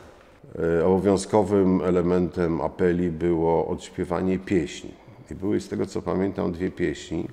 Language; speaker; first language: Polish; native; Polish